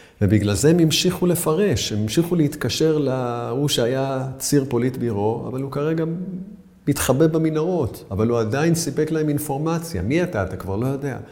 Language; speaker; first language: Hebrew; native; Hebrew